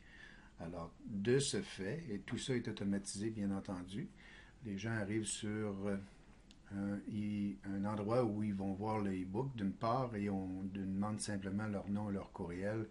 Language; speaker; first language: French; native; French